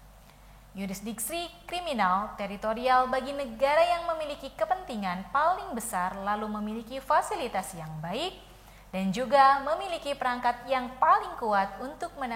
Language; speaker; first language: Indonesian; native; Indonesian